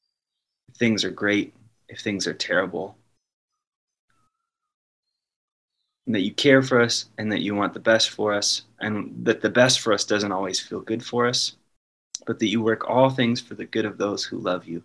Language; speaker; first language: English; native; English